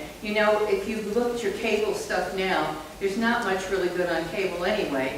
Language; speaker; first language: English; native; English